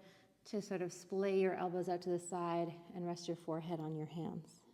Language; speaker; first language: English; native; English